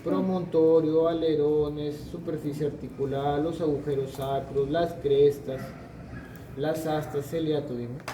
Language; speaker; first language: Spanish; native; Spanish